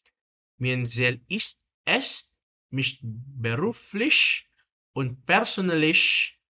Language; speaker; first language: German; non-native, learner; Filipino